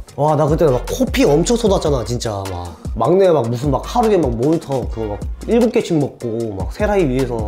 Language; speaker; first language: Korean; native; Korean